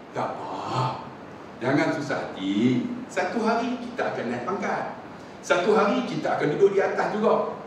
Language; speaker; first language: Malay; native; Malay